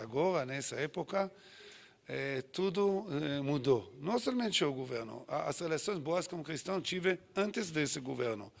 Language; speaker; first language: Portuguese; non-native, fluent; Hebrew